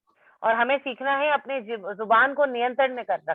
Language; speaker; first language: Hindi; native; Hindi